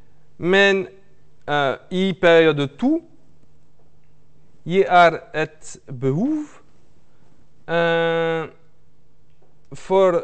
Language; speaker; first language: Norwegian; non-native, fluent; French